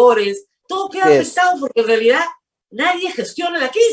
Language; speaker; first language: Spanish; native; Spanish